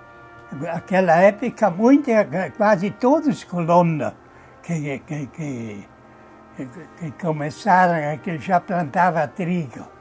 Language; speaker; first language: Portuguese; non-native, fluent; German